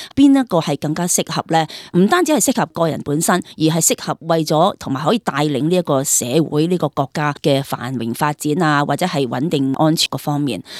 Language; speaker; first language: Cantonese; native; Cantonese